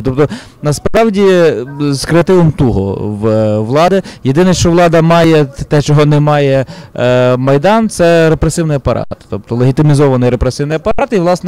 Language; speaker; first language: Ukrainian; native; Ukrainian